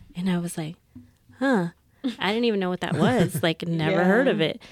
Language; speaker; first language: English; native; English